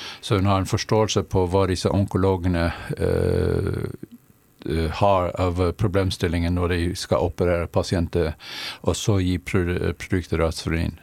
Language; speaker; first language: Norwegian; non-native, fluent; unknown